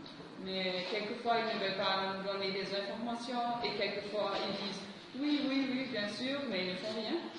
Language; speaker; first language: French; non-native, fluent; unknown